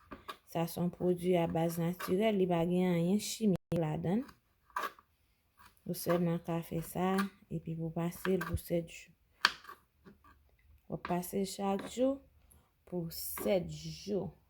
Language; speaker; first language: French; non-native, local second language; Haitian Creole